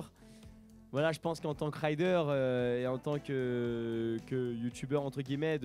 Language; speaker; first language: French; native; French